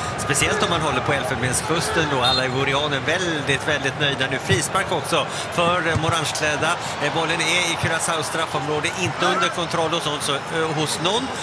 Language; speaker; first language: Swedish; native; Swedish